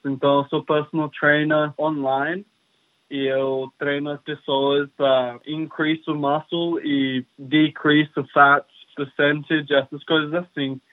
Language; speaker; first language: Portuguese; early bilingual, heritage; English